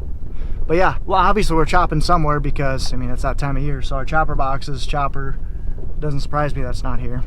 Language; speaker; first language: English; native; English